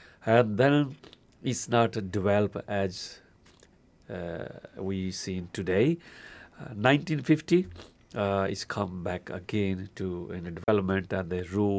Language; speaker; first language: English; non-native, local second language; Punjabi